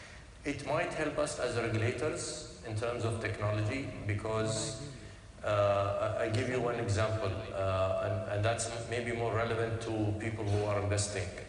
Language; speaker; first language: English; non-native, fluent; Arabic